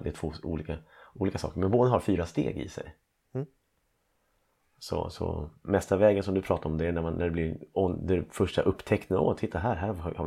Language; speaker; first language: Swedish; native; Swedish